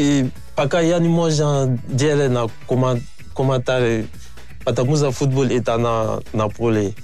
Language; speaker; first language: Russian; non-native, learner; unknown